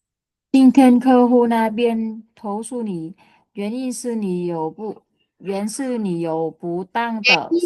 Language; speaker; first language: Chinese; non-native, learner; Vietnamese